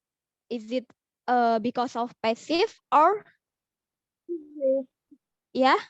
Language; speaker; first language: English; non-native, learner; Indonesian